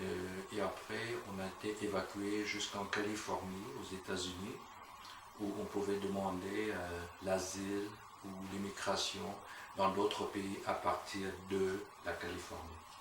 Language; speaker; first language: French; non-native, fluent; Vietnamese